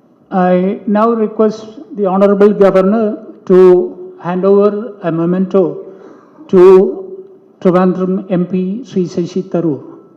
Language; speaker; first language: English; non-native, local second language; Malayalam